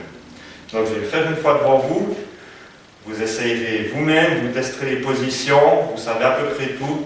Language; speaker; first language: French; native; French